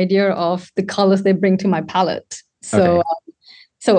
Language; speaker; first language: English; non-native, local second language; Tamil